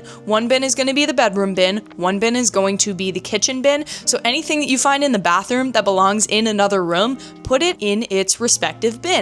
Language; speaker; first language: English; native; English